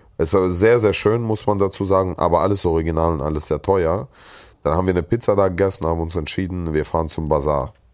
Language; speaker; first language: German; early bilingual, other home language; Russian